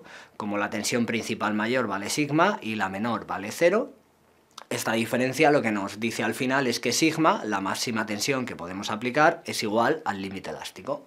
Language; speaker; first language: Spanish; native; Spanish